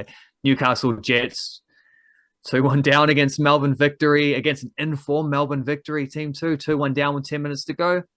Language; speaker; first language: English; native; English